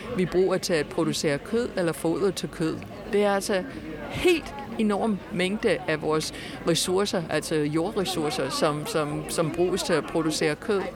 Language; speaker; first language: Danish; non-native, fluent; English